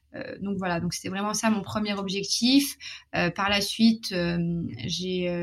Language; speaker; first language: French; non-native, local second language; Arabic